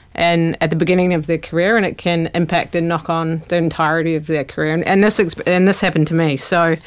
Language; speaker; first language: English; native; English